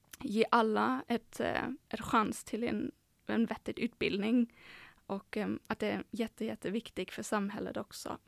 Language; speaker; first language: Swedish; non-native, fluent; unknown